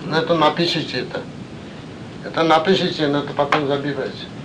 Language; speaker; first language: Russian; non-native, learner; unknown